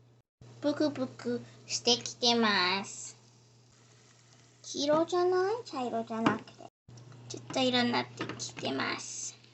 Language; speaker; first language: Japanese; early bilingual, heritage; English